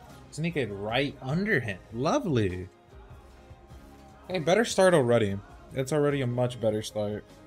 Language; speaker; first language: English; early bilingual, other home language; Spanish